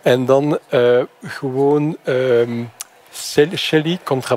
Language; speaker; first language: Dutch; non-native, fluent; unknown